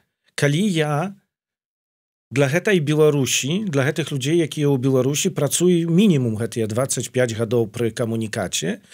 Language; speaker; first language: Polish; non-native, learner; Belarusian